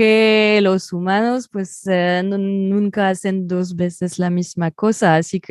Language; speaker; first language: Spanish; non-native, fluent; French